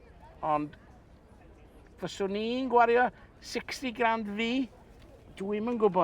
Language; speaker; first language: Welsh; native; Welsh